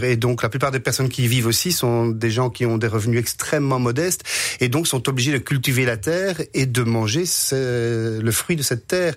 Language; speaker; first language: French; native; French